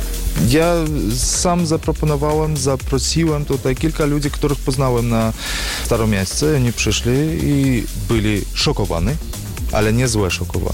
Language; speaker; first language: Polish; non-native, learner; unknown